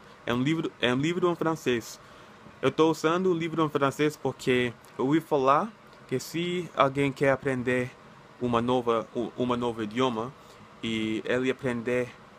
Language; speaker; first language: Portuguese; non-native, learner; English